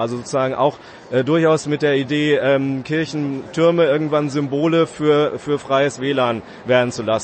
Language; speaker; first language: German; native; German